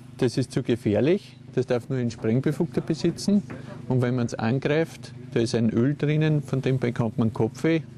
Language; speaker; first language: German; native; German